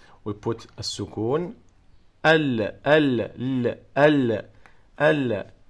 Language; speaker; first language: English; non-native, fluent; Arabic